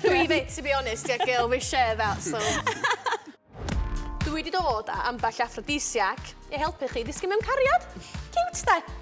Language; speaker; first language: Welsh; native; Welsh